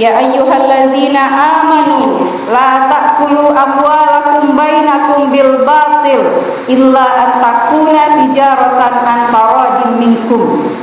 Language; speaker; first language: Indonesian; native; Indonesian